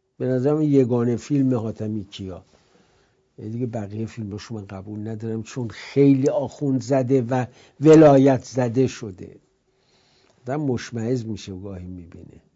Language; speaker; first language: Persian; native; Persian